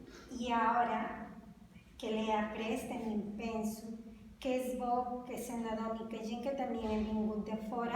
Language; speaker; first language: Catalan; non-native, fluent; Spanish